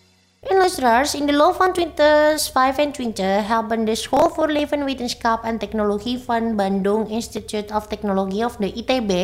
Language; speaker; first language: Dutch; non-native, fluent; Indonesian